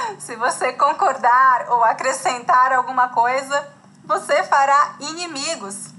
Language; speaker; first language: Portuguese; native; Portuguese